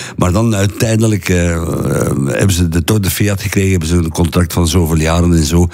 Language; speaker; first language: Dutch; native; Dutch